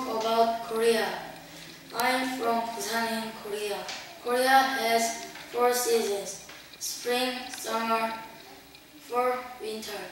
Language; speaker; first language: English; non-native, learner; Korean